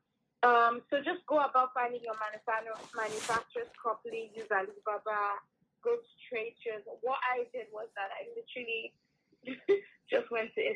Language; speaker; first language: English; non-native, local second language; Yoruba